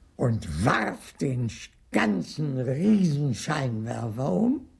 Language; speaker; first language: German; native; German